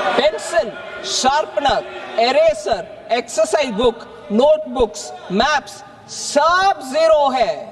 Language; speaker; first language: Hindi; non-native, local second language; Tamil